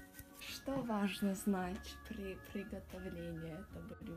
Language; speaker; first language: Russian; early bilingual, heritage; Russian